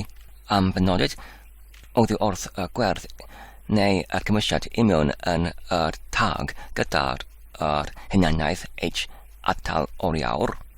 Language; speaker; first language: Welsh; non-native, learner; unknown